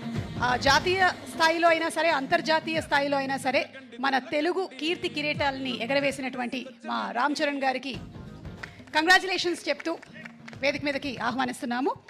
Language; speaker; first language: Telugu; native; Telugu